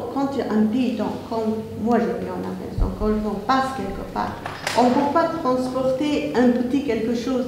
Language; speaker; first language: French; non-native, fluent; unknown